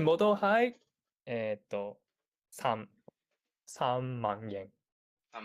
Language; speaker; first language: Cantonese; non-native, learner; Japanese